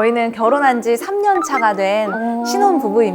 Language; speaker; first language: Korean; native; Korean